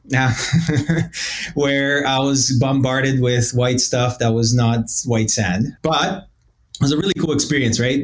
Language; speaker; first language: English; early bilingual, other home language; Portuguese